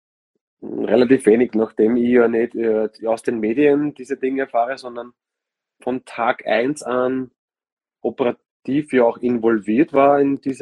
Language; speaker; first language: German; native; German